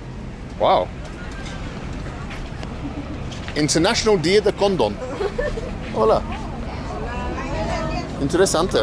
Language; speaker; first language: Spanish; non-native, learner; English